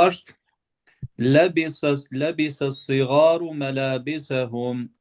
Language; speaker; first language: Arabic; non-native, fluent; Albanian